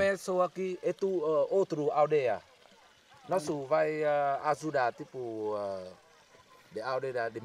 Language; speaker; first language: Portuguese; non-native, learner; Vietnamese